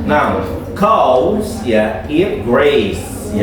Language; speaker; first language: English; non-native, fluent; Indonesian